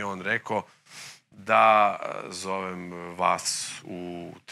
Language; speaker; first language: Croatian; native; Croatian